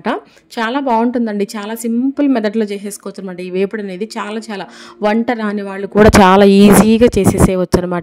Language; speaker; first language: Telugu; native; Telugu